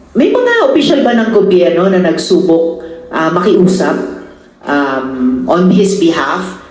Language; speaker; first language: Filipino; native; Filipino